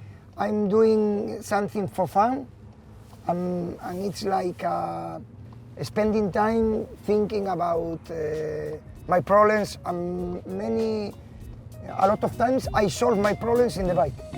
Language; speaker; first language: English; non-native, fluent; Spanish